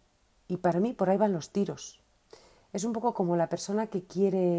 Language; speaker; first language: Spanish; native; Spanish